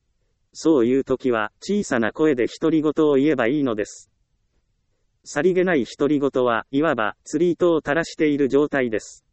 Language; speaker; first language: Japanese; native; Japanese